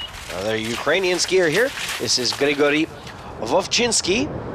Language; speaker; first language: English; native; English